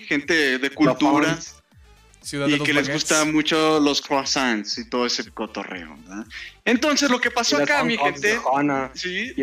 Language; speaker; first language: Spanish; native; Spanish